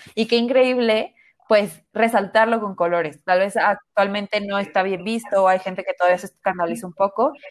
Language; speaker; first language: Spanish; native; Spanish